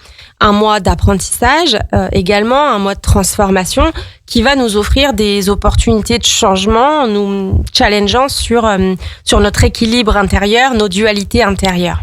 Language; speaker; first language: French; native; French